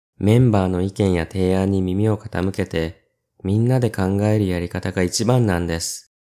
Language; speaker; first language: Japanese; native; Japanese